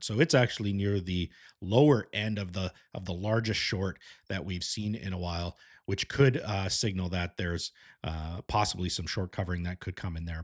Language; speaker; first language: English; native; English